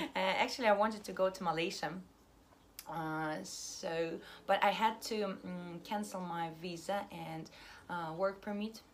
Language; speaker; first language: English; non-native, fluent; Russian